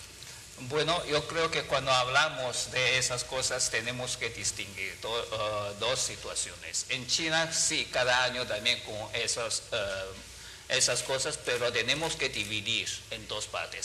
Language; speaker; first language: Spanish; non-native, fluent; Chinese